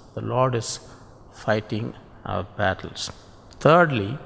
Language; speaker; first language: English; non-native, local second language; Tamil